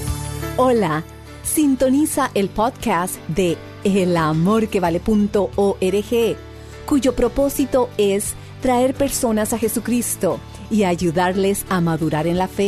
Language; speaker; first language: Spanish; native; Spanish